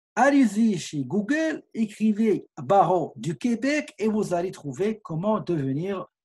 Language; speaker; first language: French; non-native, local second language; Arabic